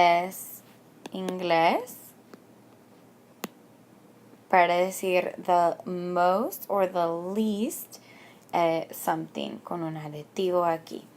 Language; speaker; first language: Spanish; non-native, fluent; English